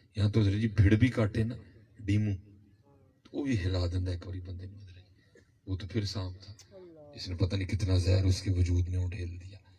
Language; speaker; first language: Urdu; non-native, local second language; Punjabi